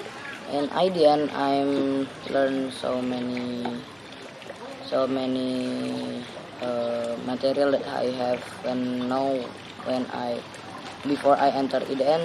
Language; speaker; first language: English; non-native, learner; Indonesian